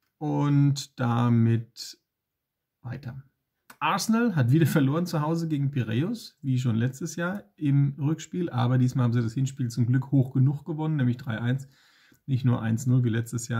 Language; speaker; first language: German; native; German